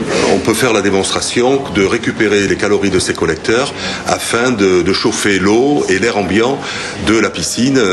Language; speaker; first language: French; native; French